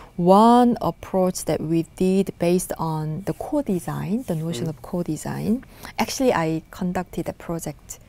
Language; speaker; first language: English; non-native, fluent; Korean